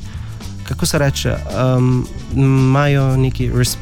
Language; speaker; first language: Slovenian; non-native, learner; Arabic